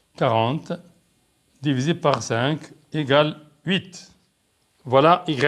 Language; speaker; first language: French; non-native, local second language; Arabic